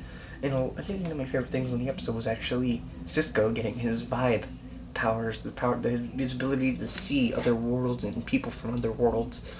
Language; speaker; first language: English; native; English